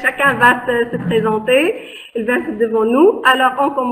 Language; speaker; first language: French; non-native, local second language; Arabic